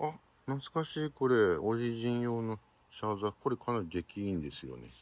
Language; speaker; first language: Japanese; native; Japanese